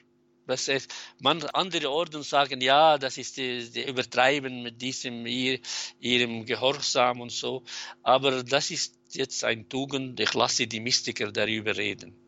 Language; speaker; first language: German; non-native, fluent; Arabic